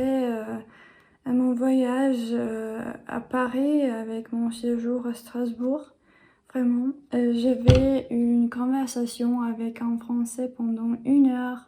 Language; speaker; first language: French; non-native, learner; English